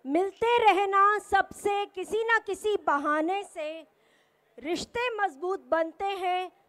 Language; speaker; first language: Hindi; native; Hindi